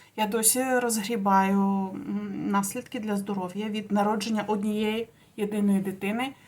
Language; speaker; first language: Ukrainian; non-native, local second language; Russian